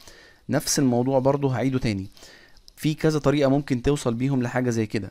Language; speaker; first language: Arabic; native; Arabic